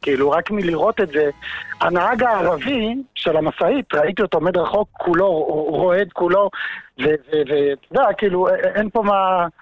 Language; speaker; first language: Hebrew; native; Hebrew